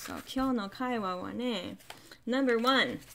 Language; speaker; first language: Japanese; non-native, fluent; English